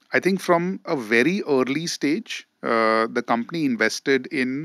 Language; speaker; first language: English; non-native, local second language; Hindi